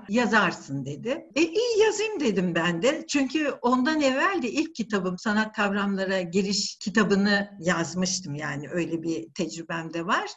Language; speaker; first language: Turkish; native; Turkish